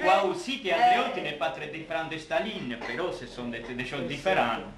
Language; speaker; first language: French; non-native, fluent; Italian